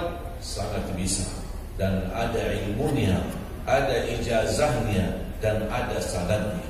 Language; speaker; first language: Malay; non-native, fluent; Arabic